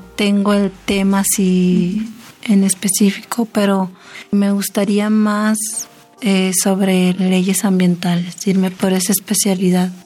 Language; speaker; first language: Spanish; native; Spanish